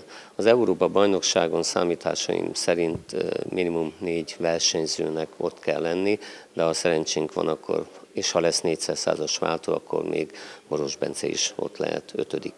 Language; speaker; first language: Hungarian; native; Hungarian